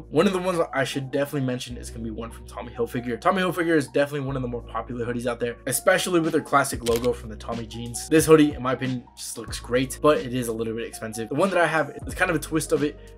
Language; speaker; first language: English; native; English